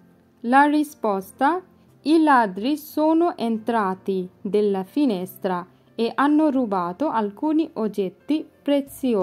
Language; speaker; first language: Italian; non-native, fluent; Bangla